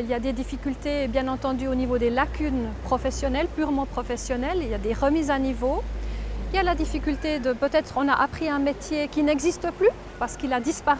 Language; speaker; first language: French; native; French